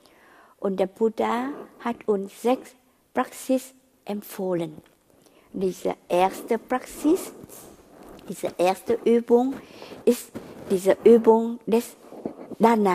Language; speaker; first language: German; non-native, fluent; Vietnamese